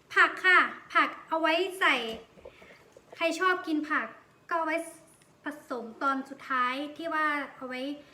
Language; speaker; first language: Thai; native; Thai